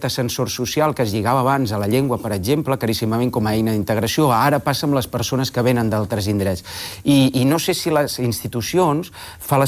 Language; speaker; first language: Catalan; non-native, local second language; Spanish